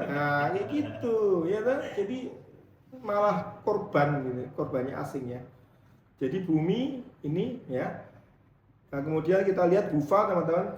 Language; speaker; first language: Indonesian; native; Indonesian